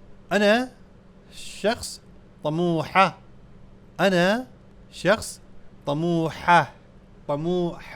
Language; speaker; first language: Arabic; non-native, fluent; Urdu